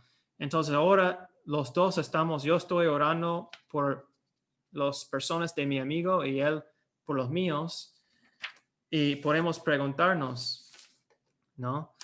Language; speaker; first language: Spanish; non-native, fluent; English